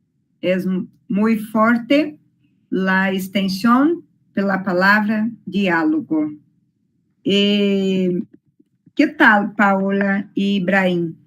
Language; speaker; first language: Spanish; non-native, learner; Portuguese